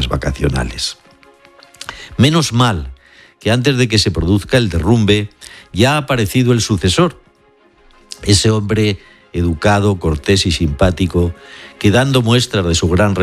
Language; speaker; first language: Spanish; native; Spanish